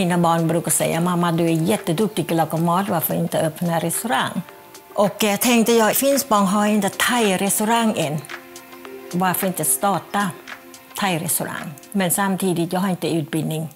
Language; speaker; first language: Swedish; non-native, fluent; Thai